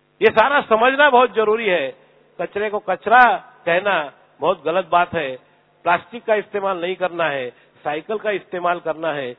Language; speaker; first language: Hindi; non-native, local second language; Marathi